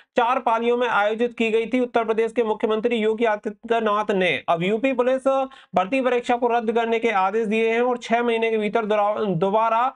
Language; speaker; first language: Hindi; native; Hindi